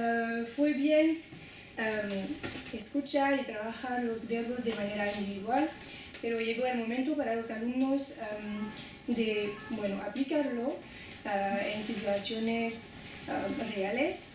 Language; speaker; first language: Spanish; non-native, fluent; French